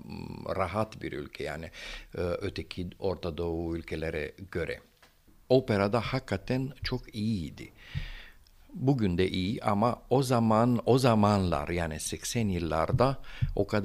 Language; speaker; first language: Turkish; non-native, fluent; Romanian